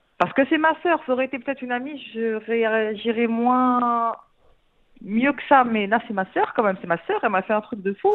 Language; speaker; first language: French; early bilingual, other home language; Arabic